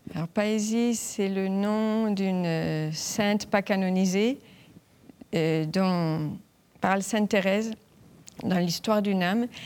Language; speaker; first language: French; native; French